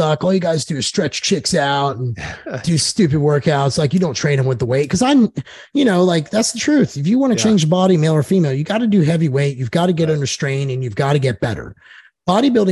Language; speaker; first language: English; native; English